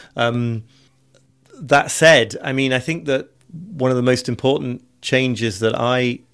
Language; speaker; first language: English; native; English